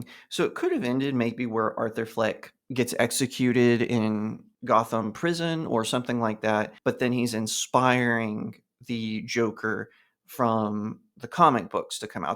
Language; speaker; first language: English; native; English